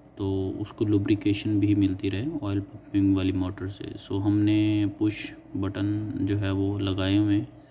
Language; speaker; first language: Urdu; native; Urdu